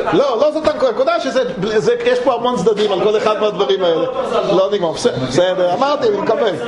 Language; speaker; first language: Hebrew; native; Hebrew